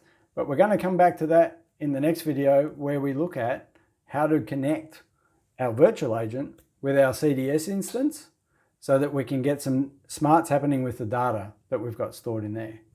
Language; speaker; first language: English; native; English